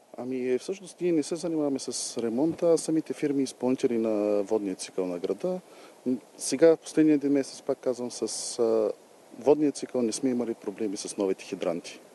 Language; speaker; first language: Bulgarian; native; Bulgarian